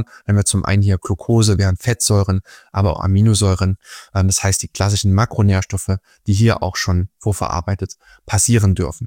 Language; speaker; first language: German; native; German